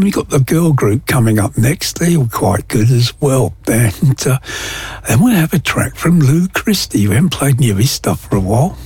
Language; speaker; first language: English; native; English